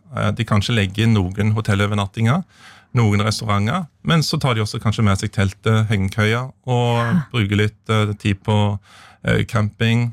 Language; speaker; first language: Norwegian; native; Norwegian